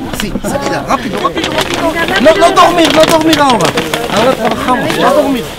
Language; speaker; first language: Spanish; non-native, learner; Hebrew